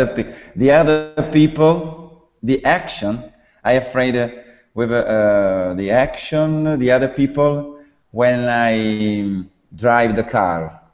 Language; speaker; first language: English; non-native, learner; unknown